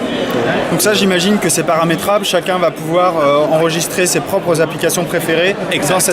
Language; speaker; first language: French; native; French